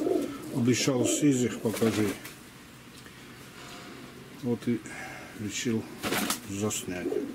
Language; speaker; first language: Russian; non-native, local second language; Georgian